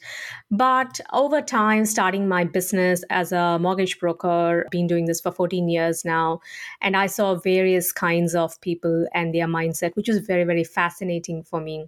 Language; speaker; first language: English; non-native, local second language; Tamil